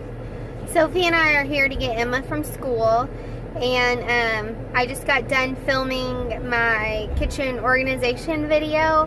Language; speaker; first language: English; native; English